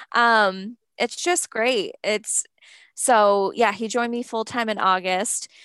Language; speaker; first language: English; native; English